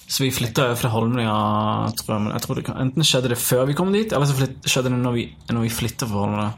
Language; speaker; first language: Norwegian; early bilingual, other home language; Bosnian